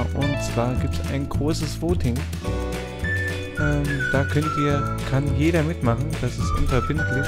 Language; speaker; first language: German; native; German